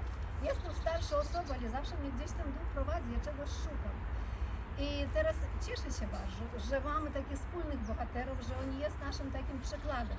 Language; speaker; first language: Polish; early bilingual, heritage; Polish